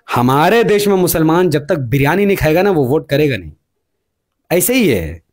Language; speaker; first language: Hindi; non-native, local second language; Urdu